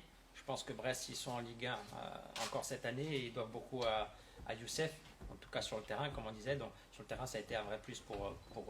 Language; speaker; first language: French; native; French